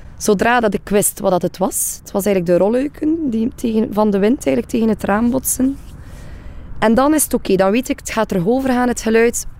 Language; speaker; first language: Dutch; native; Dutch